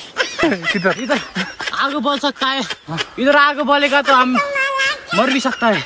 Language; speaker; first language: Hindi; non-native, learner; Nepali